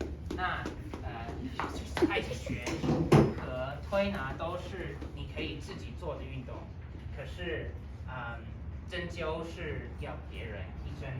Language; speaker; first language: Chinese; non-native, learner; English